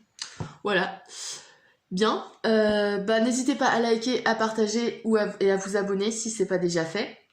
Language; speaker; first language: French; native; French